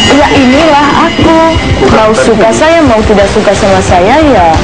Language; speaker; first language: Indonesian; non-native, fluent; German